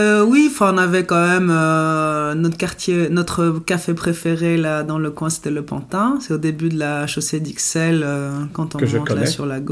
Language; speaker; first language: French; non-native, fluent; Greek